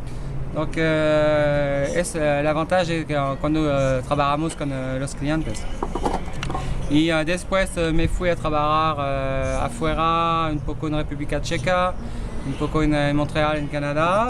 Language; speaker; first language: Spanish; non-native, learner; French